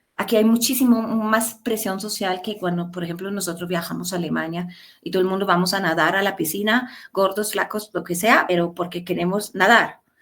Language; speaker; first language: Spanish; non-native, fluent; German